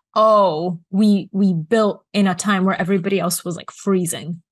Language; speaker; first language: English; early bilingual, other home language; Bulgarian